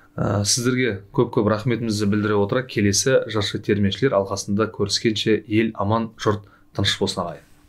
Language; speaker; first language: Kazakh; native; Kazakh